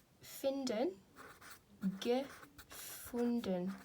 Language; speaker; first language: German; non-native, fluent; English